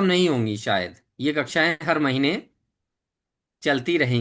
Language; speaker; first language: Hindi; native; Hindi